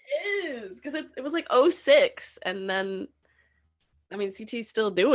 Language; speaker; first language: English; native; English